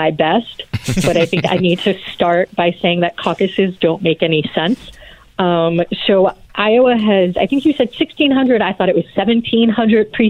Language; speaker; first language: English; native; English